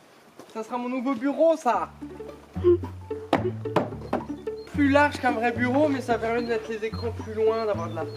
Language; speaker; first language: French; native; French